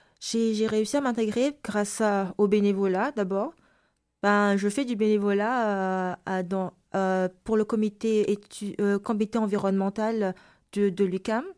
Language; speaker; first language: French; non-native, local second language; Malagasy